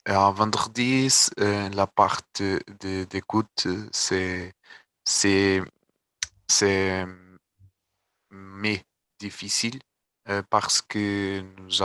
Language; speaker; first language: French; non-native, learner; Portuguese